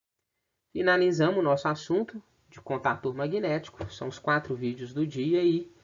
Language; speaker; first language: Portuguese; native; Portuguese